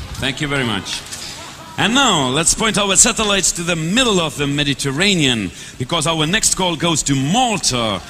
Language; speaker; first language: English; non-native, fluent; Estonian